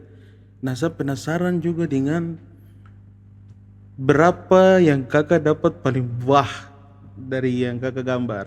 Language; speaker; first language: Malay; native; Malay